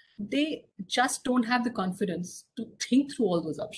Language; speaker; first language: English; non-native, local second language; Hindi